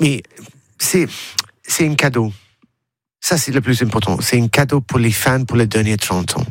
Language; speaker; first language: French; non-native, learner; English